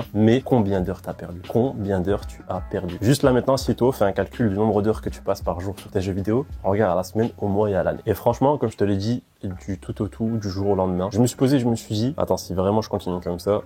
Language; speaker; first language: French; native; French